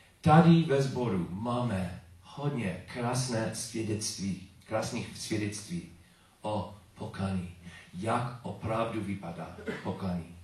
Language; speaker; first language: Czech; non-native, learner; English